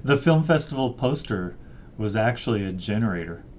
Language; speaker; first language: English; native; English